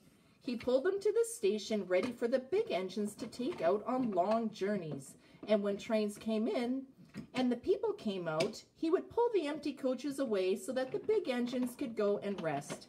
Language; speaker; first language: English; native; English